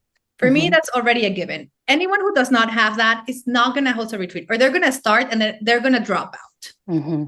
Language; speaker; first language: English; non-native, fluent; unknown